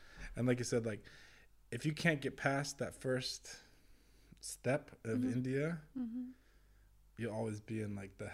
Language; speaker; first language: English; native; English